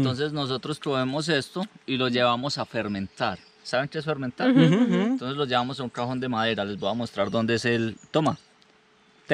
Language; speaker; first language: Spanish; native; Spanish